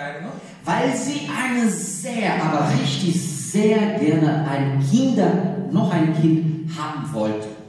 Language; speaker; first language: German; non-native, learner; Portuguese